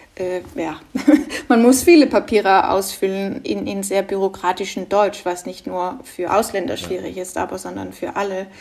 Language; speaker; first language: German; non-native, fluent; Norwegian